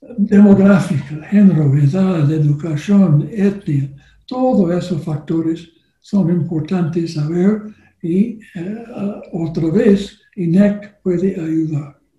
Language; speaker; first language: Spanish; non-native, learner; English